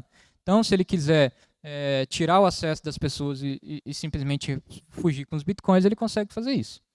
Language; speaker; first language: Portuguese; native; Portuguese